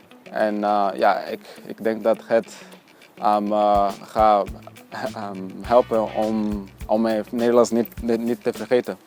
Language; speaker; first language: Dutch; non-native, fluent; Portuguese